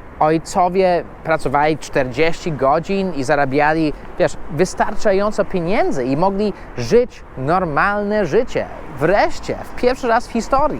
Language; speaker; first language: Polish; non-native, fluent; English